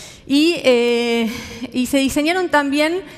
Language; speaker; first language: Spanish; native; Spanish